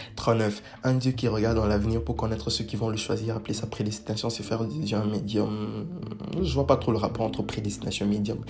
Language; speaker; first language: French; non-native, local second language; Lingala